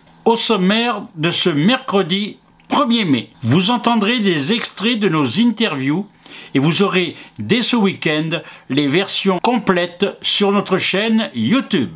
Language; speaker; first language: French; native; French